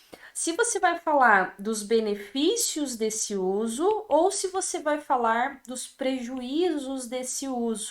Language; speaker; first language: Portuguese; native; Portuguese